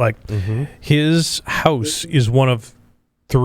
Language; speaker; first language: English; native; English